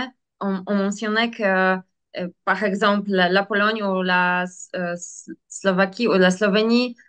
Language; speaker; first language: French; non-native, learner; Polish